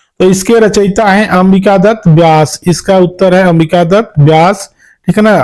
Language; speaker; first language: Hindi; native; Hindi